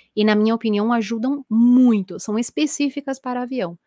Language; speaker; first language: Portuguese; non-native, fluent; Italian